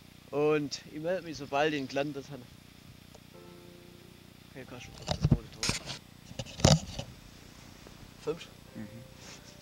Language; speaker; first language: German; native; German